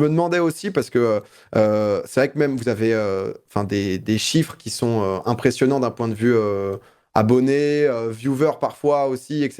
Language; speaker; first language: French; native; French